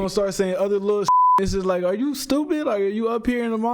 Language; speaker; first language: English; native; English